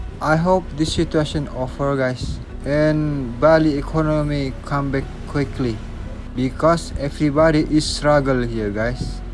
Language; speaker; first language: English; non-native, local second language; Indonesian